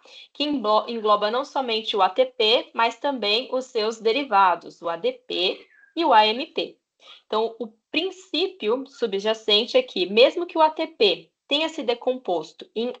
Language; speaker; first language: Portuguese; native; Portuguese